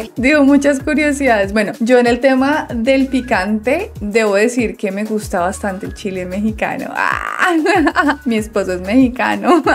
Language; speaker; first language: Spanish; native; Spanish